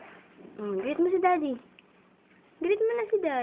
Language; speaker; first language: Filipino; native; Filipino